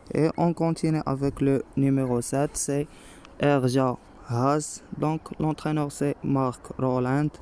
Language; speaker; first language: French; non-native, local second language; Arabic